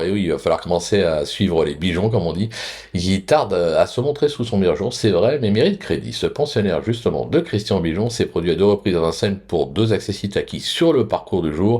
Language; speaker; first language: French; native; French